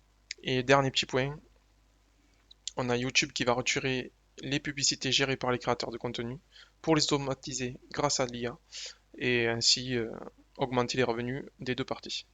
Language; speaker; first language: French; native; French